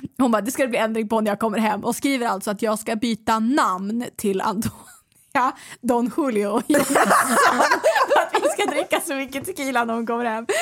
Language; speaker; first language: Swedish; native; Swedish